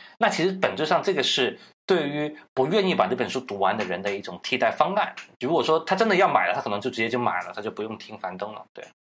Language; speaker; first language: Chinese; non-native, local second language; Cantonese